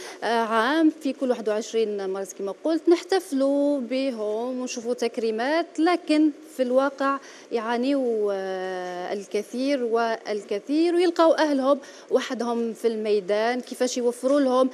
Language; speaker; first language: Arabic; native; Arabic